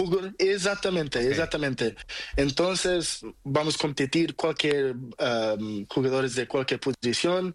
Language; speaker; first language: Spanish; non-native, learner; Portuguese